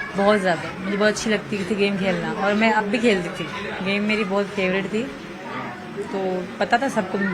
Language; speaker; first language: Urdu; non-native, local second language; Sindhi